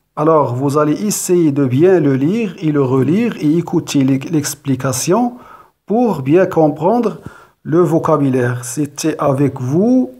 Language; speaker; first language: French; non-native, local second language; Arabic